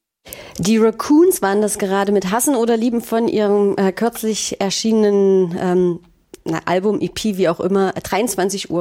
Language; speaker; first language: German; native; German